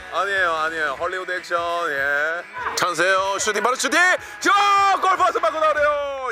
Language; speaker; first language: Korean; native; Korean